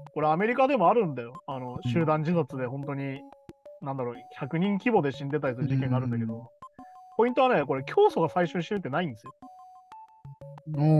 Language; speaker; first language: Japanese; native; Japanese